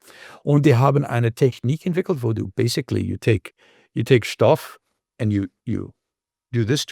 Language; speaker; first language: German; non-native, learner; English